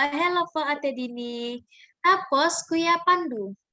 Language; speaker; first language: Filipino; non-native, fluent; Indonesian